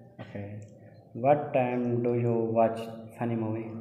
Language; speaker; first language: English; non-native, learner; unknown